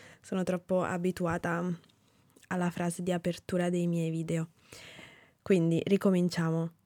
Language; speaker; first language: Italian; native; Italian